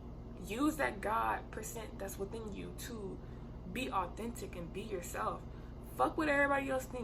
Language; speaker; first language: English; native; English